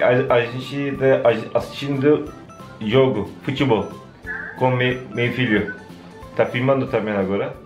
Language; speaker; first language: Portuguese; non-native, learner; Turkish